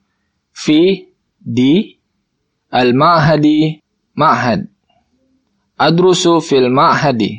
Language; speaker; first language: Arabic; non-native, fluent; Indonesian